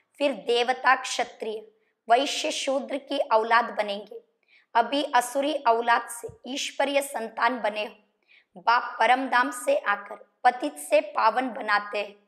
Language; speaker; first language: Hindi; non-native, local second language; Kannada